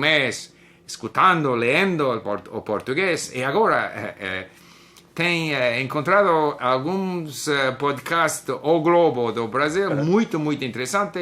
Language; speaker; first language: Portuguese; non-native, learner; English